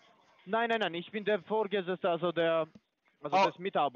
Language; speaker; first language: German; non-native, fluent; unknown